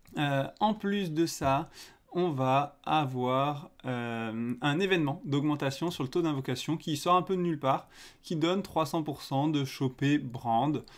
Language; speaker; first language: French; native; French